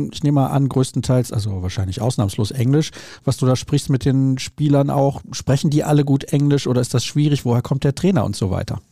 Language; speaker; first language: German; native; German